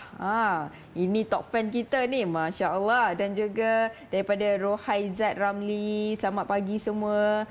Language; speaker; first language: Malay; native; Malay